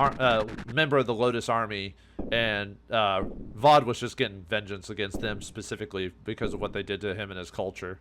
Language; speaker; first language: English; native; English